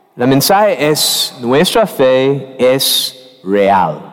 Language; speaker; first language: Spanish; non-native, learner; English